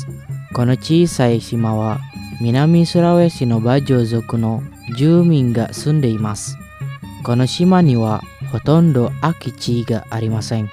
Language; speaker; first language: Japanese; non-native, fluent; Indonesian